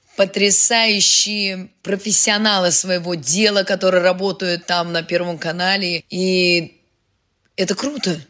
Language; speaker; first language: Russian; native; Russian